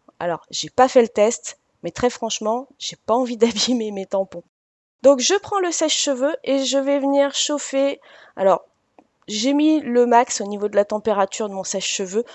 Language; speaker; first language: French; native; French